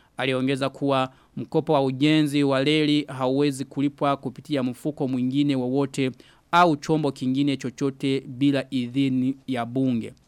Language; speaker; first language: Swahili; non-native, local second language; Rundi